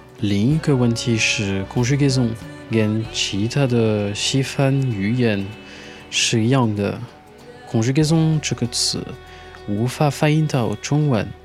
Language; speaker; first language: Chinese; non-native, fluent; French